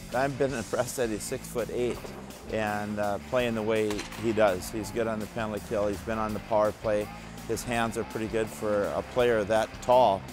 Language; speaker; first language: English; non-native, fluent; Czech